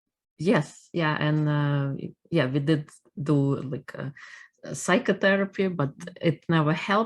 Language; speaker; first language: English; non-native, fluent; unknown